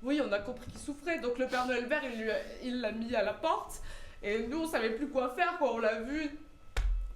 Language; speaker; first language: French; native; French